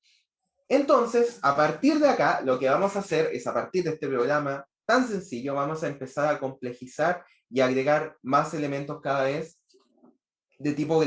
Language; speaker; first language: Spanish; native; Spanish